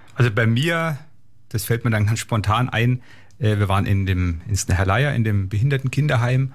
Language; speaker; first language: German; native; German